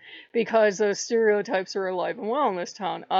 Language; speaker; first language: English; native; English